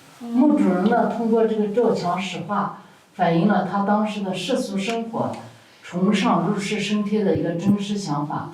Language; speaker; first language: Chinese; native; Chinese